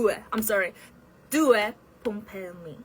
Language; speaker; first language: Italian; non-native, learner; Korean